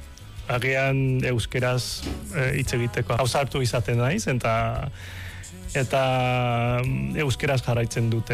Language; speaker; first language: Basque; non-native, fluent; Cantonese